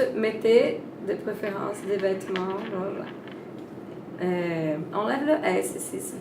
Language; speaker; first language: French; non-native, fluent; Portuguese